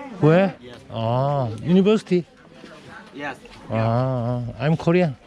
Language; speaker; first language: English; non-native, learner; Korean